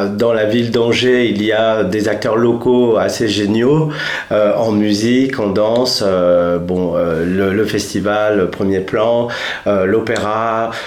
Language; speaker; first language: French; non-native, fluent; Spanish